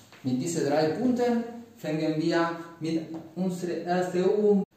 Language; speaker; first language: German; non-native, learner; Spanish